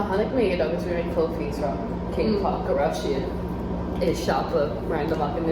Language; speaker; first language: Irish; non-native, learner; English